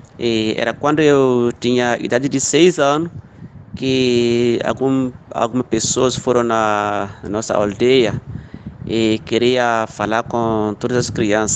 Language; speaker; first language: Portuguese; non-native, local second language; Fula